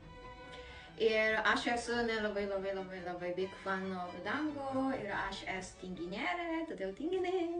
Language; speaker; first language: Lithuanian; non-native, learner; Japanese